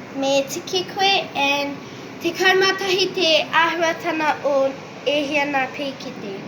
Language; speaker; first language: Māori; non-native, local second language; English